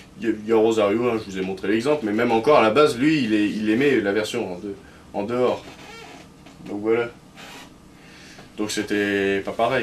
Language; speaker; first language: French; native; French